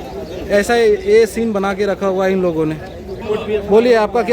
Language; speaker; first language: Hindi; native; Hindi